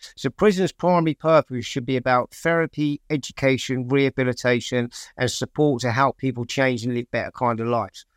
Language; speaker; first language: English; native; English